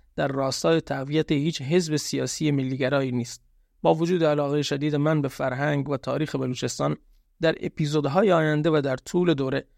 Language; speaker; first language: Persian; non-native, local second language; Baluchi